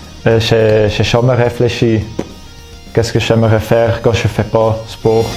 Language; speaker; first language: French; non-native, local second language; German